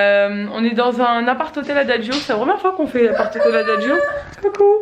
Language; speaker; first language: French; native; French